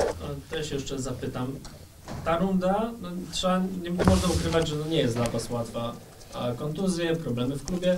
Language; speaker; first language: Polish; native; Polish